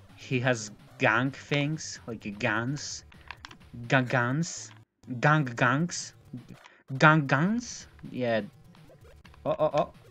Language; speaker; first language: English; non-native, fluent; Polish